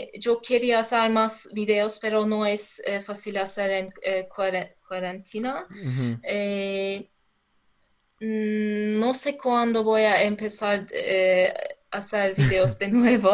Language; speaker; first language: Spanish; non-native, learner; Turkish